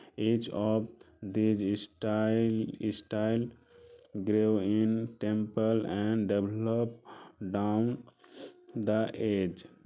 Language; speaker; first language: English; non-native, local second language; Bangla